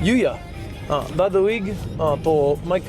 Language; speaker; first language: Japanese; non-native, learner; English